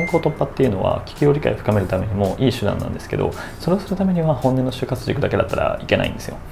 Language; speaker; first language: Japanese; native; Japanese